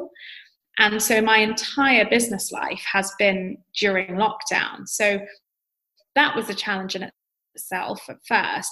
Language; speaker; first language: English; native; English